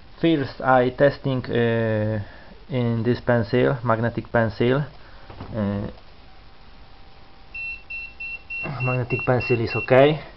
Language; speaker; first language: English; non-native, learner; Polish